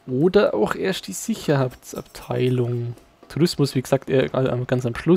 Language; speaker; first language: German; native; German